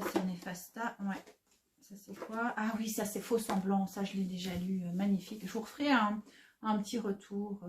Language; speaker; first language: French; native; French